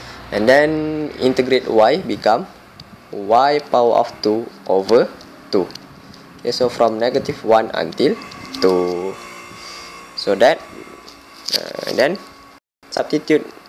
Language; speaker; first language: English; non-native, local second language; Malay